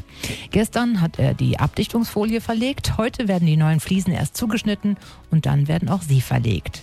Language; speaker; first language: German; native; German